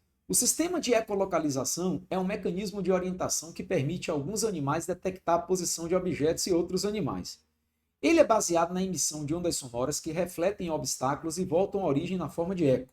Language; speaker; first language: Portuguese; native; Portuguese